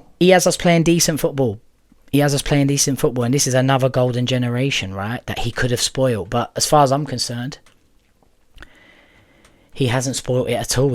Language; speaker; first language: English; native; English